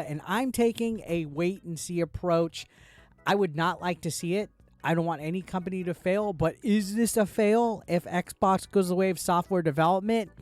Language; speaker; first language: English; native; English